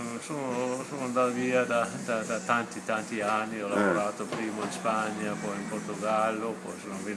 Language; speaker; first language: Italian; non-native, fluent; Danish